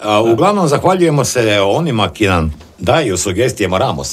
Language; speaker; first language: Croatian; native; Croatian